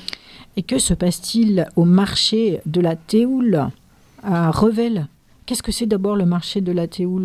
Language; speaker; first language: French; native; French